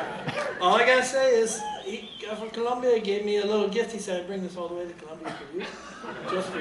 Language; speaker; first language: English; native; English